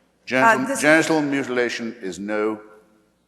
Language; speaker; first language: English; native; English